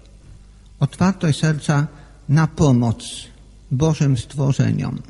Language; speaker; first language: Polish; native; Polish